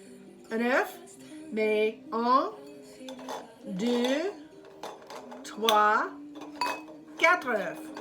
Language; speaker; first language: French; non-native, fluent; English